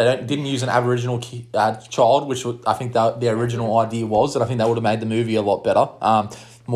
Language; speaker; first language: English; native; English